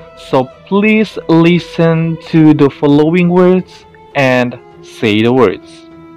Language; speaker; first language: English; non-native, fluent; Indonesian